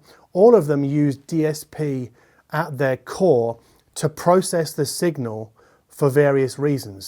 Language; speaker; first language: English; native; English